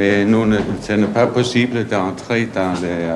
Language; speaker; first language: French; non-native, fluent; Danish